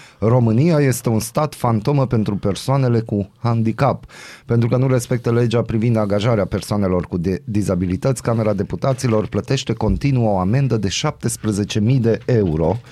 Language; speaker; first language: Romanian; non-native, local second language; Hungarian